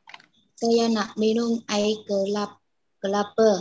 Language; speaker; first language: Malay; non-native, learner; Vietnamese